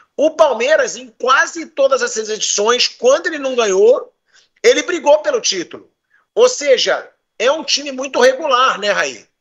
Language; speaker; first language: Portuguese; native; Portuguese